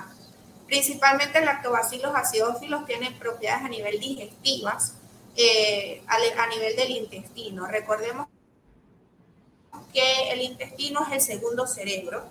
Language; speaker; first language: Spanish; native; Spanish